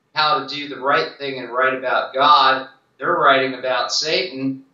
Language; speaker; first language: English; native; English